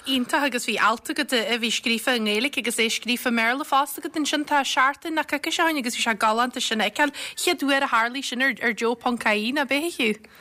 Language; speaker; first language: Irish; native; Irish